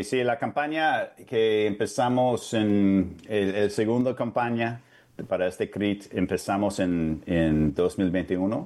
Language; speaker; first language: Spanish; non-native, fluent; English